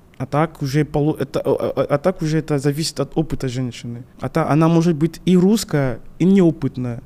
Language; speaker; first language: Russian; non-native, fluent; French